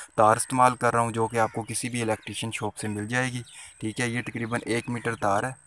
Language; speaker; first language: Urdu; non-native, local second language; Punjabi